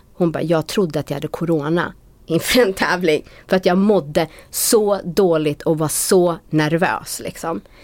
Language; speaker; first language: Swedish; native; Swedish